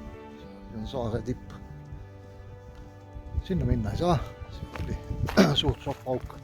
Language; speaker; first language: Estonian; native; Estonian